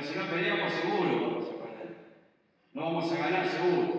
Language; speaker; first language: Spanish; native; Spanish